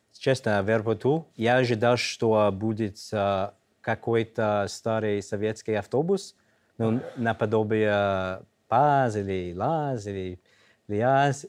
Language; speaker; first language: Russian; non-native, fluent; English